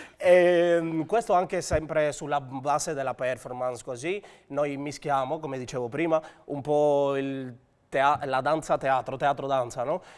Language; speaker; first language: Italian; non-native, fluent; Spanish